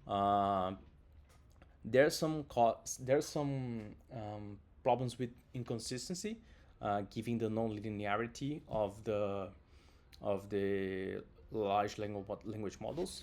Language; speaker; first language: English; non-native, fluent; Portuguese